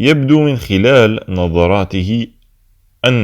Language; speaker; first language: Arabic; native; Arabic